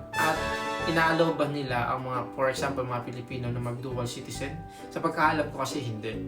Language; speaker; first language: Filipino; native; Filipino